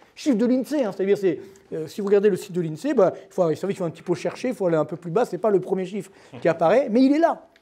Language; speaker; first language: French; native; French